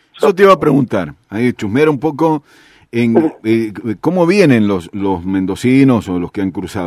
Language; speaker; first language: Spanish; native; Spanish